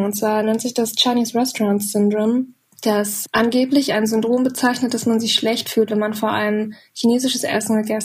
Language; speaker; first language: German; native; German